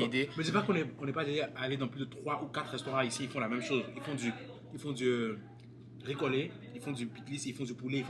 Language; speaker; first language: French; native; French